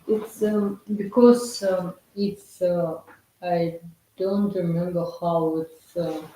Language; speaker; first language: English; non-native, learner; Russian